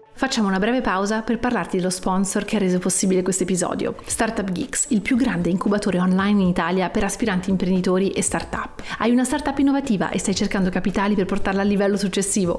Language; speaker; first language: Italian; native; Italian